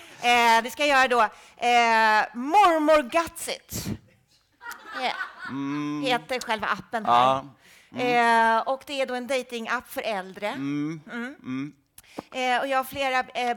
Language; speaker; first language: Swedish; native; Swedish